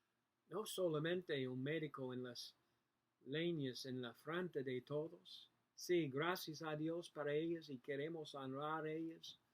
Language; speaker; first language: Spanish; non-native, learner; English